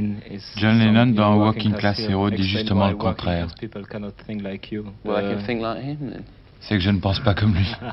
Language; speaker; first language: French; native; French